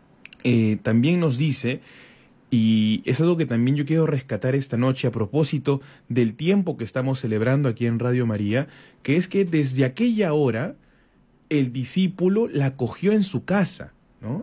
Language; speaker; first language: Spanish; native; Spanish